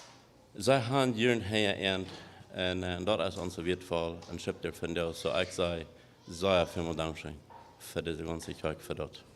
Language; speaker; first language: German; non-native, learner; Low German